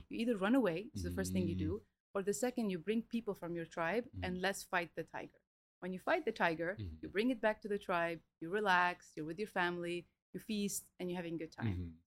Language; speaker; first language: English; early bilingual, other home language; Arabic